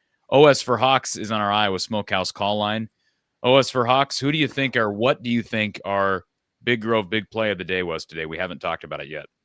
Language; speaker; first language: English; native; English